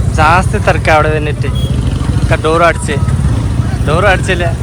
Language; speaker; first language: Malayalam; native; Malayalam